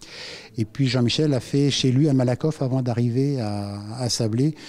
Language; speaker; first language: French; native; French